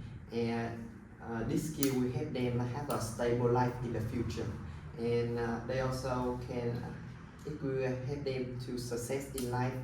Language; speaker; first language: English; non-native, learner; Vietnamese